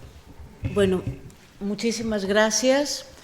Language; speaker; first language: Spanish; non-native, fluent; Greek